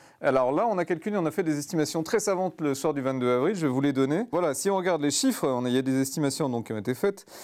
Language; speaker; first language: French; native; French